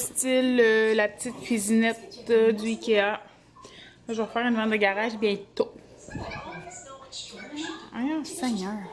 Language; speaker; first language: French; native; French